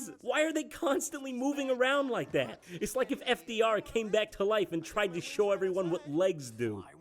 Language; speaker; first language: English; native; English